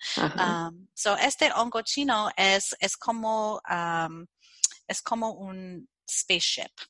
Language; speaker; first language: Spanish; non-native, fluent; English